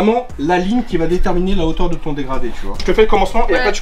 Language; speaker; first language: French; native; French